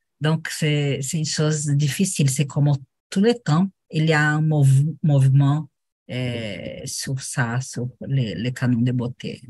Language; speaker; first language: French; non-native, learner; Portuguese